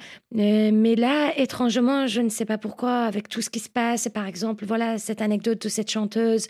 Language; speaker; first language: French; non-native, fluent; Persian